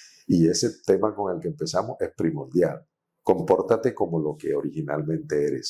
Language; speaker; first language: Spanish; native; Spanish